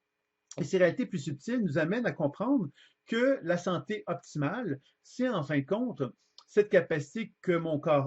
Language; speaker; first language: French; native; French